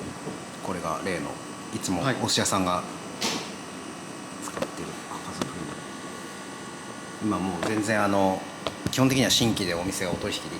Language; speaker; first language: Japanese; native; Japanese